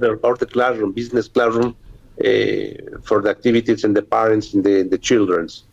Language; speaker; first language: English; non-native, learner; Spanish